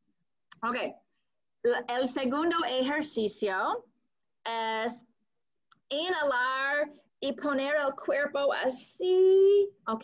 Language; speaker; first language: Spanish; non-native, fluent; English